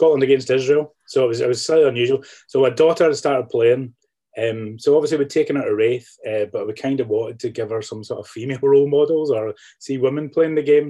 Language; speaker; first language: English; native; English